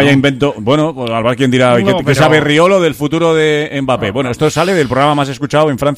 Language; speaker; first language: Spanish; native; Spanish